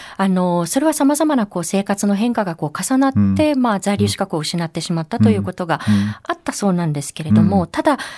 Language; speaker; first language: Japanese; native; Japanese